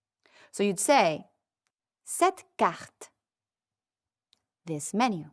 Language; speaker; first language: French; non-native, fluent; English